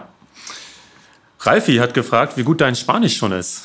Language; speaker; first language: German; native; German